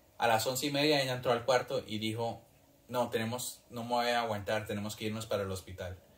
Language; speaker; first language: Spanish; early bilingual, heritage; Spanish